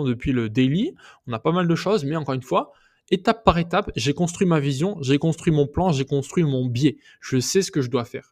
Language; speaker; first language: French; native; French